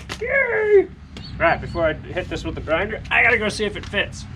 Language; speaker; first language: English; native; English